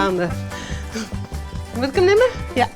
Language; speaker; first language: Dutch; non-native, local second language; Western Frisian